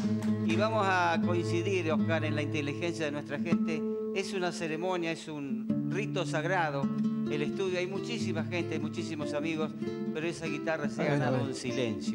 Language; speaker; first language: Spanish; native; Spanish